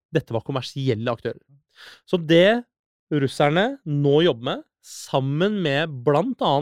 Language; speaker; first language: Norwegian; early bilingual, other home language; Persian